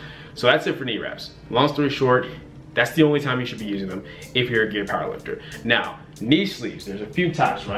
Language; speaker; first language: English; native; English